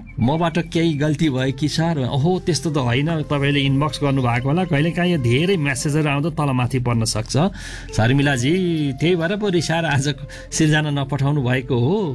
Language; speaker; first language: Nepali; native; Nepali